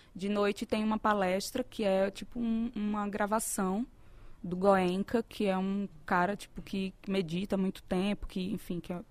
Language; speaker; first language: Portuguese; native; Portuguese